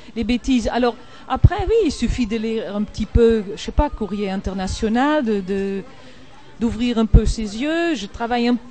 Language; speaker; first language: French; non-native, fluent; Dutch